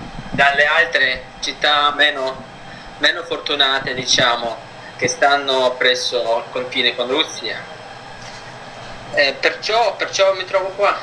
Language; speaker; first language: Italian; non-native, fluent; Ukrainian